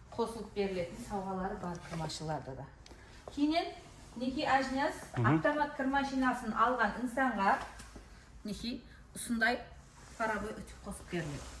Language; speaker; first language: Uzbek; non-native, local second language; Kara-Kalpak